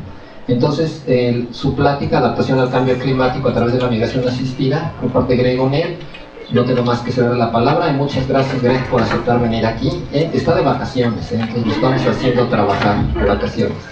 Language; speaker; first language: Spanish; native; Spanish